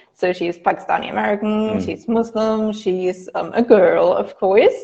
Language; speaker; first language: English; non-native, fluent; German